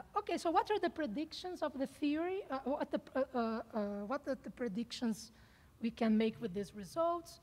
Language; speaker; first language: English; non-native, fluent; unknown